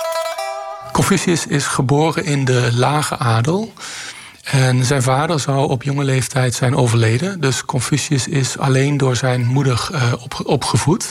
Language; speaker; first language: Dutch; native; Dutch